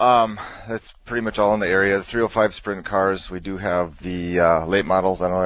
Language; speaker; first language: English; native; English